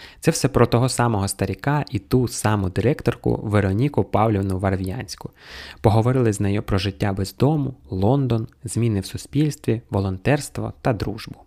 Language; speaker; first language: Ukrainian; non-native, local second language; Russian